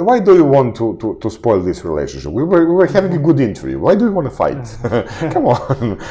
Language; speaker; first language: English; non-native, fluent; Serbian